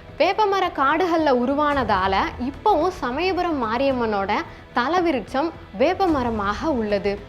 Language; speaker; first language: Tamil; native; Tamil